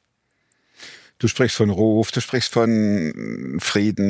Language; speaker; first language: German; native; German